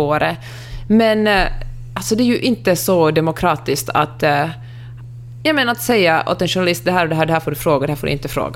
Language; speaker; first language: Swedish; native; Swedish